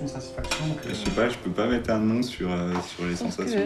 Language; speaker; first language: French; native; French